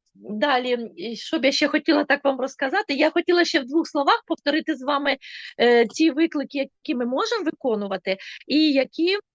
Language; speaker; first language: Ukrainian; non-native, local second language; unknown